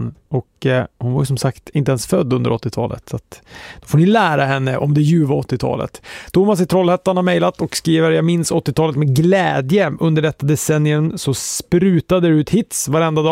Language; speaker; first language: Swedish; native; Swedish